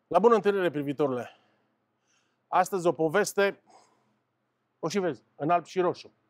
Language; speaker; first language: Romanian; native; Romanian